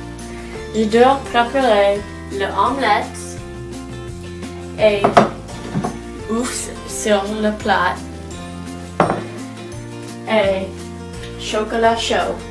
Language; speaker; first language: French; non-native, learner; English